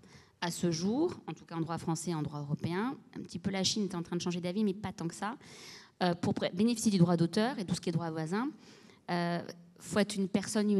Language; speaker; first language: French; native; French